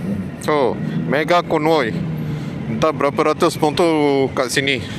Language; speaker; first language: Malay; non-native, local second language; Tamil